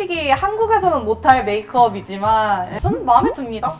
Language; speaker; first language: Korean; native; Korean